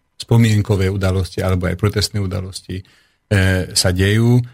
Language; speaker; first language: Slovak; non-native, local second language; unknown